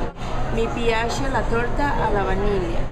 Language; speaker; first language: Italian; non-native, learner; English